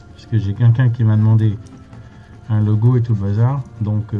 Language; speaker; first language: French; native; French